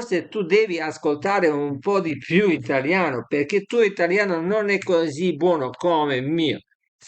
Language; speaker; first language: Italian; non-native, fluent; Serbian